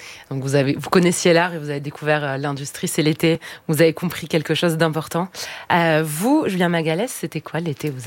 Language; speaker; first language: French; native; French